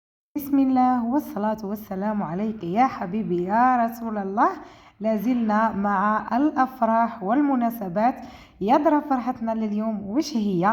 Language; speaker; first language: Arabic; native; Arabic